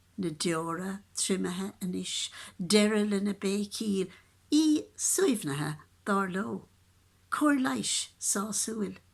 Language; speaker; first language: Irish; native; Irish